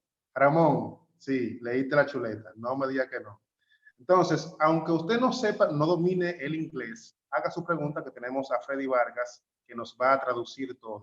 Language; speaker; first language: Spanish; native; Spanish